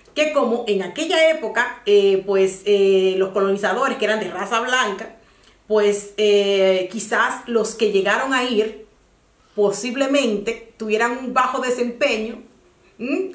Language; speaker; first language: Spanish; native; Spanish